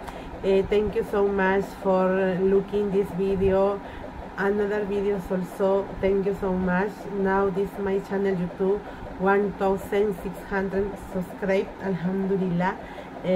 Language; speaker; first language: English; non-native, learner; Spanish